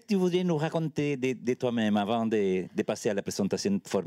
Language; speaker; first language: French; non-native, learner; Spanish